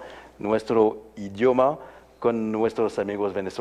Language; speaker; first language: Spanish; non-native, fluent; French